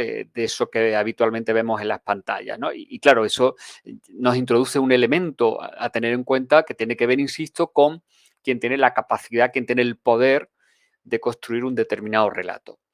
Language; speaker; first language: Spanish; native; Spanish